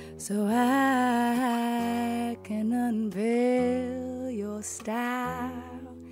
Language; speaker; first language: English; native; English